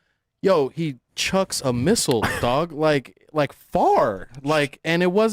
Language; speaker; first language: English; native; English